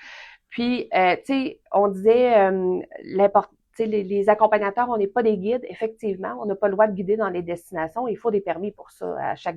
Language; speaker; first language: French; native; French